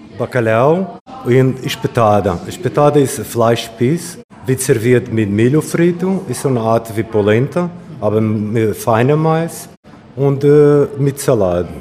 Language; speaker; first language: German; non-native, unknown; Portuguese